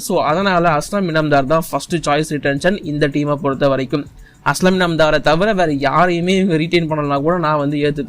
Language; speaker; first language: Tamil; native; Tamil